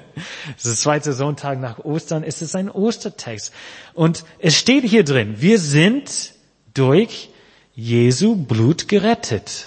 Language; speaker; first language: German; non-native, fluent; English